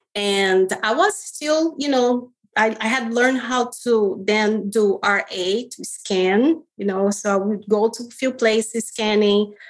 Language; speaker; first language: English; non-native, fluent; Portuguese